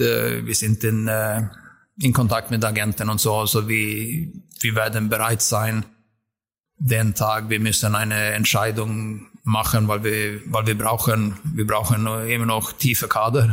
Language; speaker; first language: German; non-native, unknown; Swedish